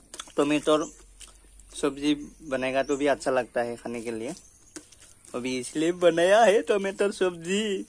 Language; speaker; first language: Hindi; non-native, local second language; Bodo